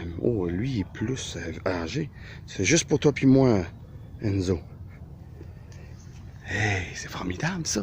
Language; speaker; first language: French; native; French